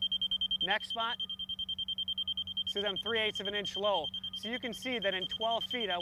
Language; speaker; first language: English; native; English